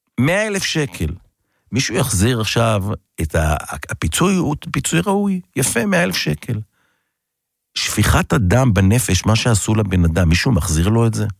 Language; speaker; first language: Hebrew; native; Hebrew